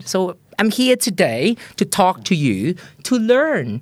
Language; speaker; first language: English; non-native, fluent; Thai